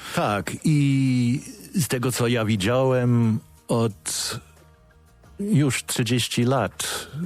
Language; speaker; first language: Polish; non-native, fluent; English